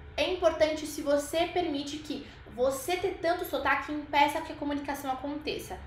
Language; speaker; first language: Portuguese; native; Portuguese